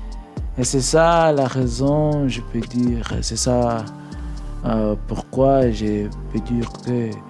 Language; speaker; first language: French; non-native, learner; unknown